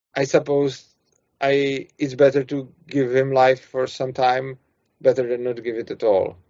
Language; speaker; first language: English; non-native, fluent; Czech